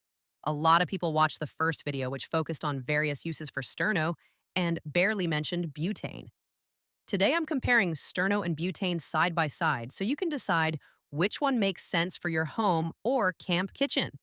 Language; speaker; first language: English; native; English